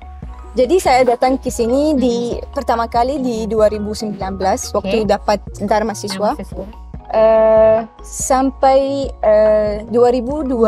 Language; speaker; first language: Indonesian; non-native, learner; Arabic